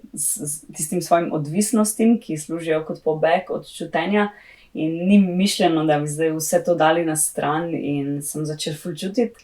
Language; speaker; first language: Slovenian; native; Slovenian